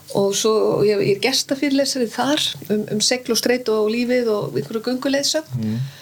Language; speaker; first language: Icelandic; early bilingual, heritage; Icelandic